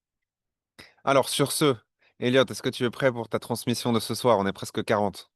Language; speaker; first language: French; native; French